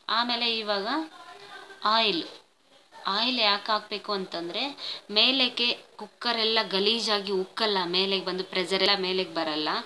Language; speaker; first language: Kannada; non-native, local second language; Telugu